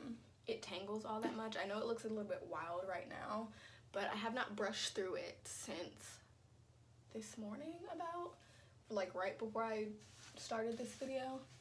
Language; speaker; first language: English; native; English